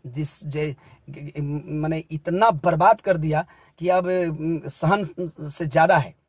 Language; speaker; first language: Hindi; native; Hindi